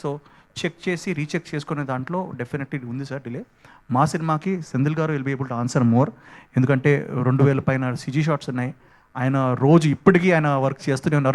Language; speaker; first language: Telugu; native; Telugu